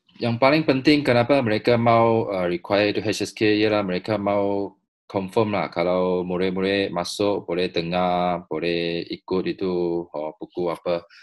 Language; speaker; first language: Malay; non-native, local second language; Chinese